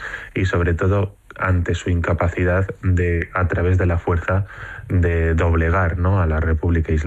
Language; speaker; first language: Spanish; native; Spanish